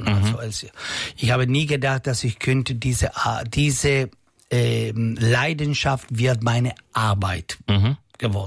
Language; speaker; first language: German; non-native, learner; Italian